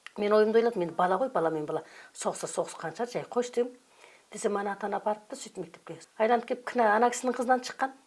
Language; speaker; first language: Kazakh; early bilingual, heritage; Kazakh